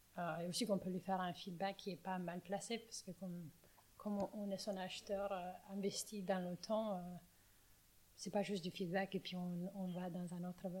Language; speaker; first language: French; non-native, fluent; Romanian